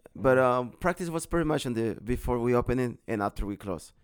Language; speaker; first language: English; non-native, learner; Spanish